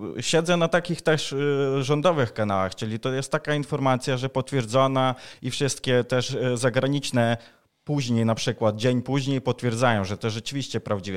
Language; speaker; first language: Polish; non-native, fluent; Ukrainian